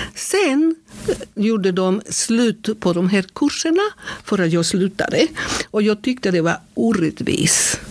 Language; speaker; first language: Swedish; non-native, fluent; Spanish